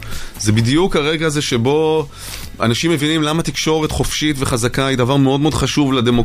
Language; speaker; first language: Hebrew; native; Hebrew